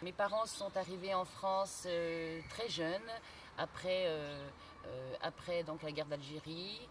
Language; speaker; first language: French; early bilingual, other home language; Kabyle